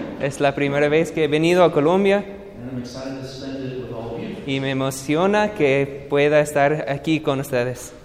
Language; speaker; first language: Spanish; non-native, learner; English